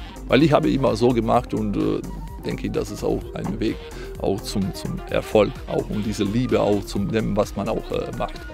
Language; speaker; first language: German; non-native, fluent; Croatian